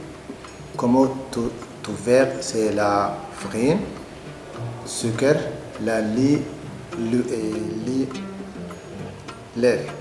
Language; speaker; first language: French; non-native, learner; Somali